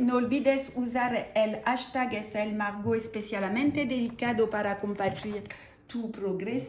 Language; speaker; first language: Spanish; non-native, learner; French